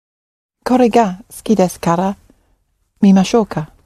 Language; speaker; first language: Japanese; non-native, learner; English